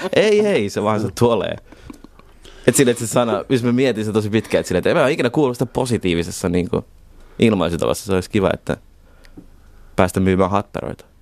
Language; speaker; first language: Finnish; early bilingual, other home language; Somali